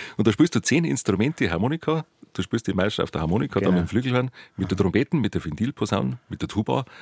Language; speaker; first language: German; native; German